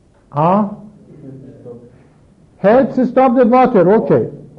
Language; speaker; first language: English; non-native, fluent; Persian